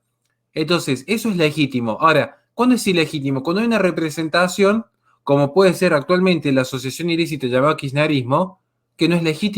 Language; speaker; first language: Spanish; native; Spanish